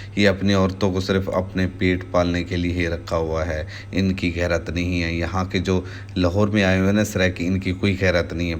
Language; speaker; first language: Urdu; non-native, local second language; Saraiki